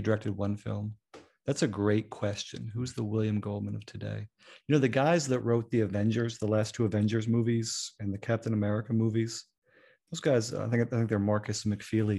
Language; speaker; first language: English; native; English